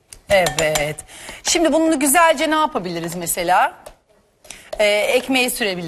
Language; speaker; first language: Turkish; native; Turkish